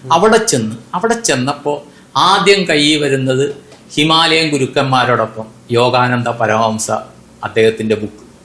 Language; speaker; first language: Malayalam; non-native, local second language; Konkani